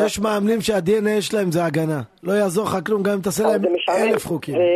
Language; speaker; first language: Hebrew; native; Hebrew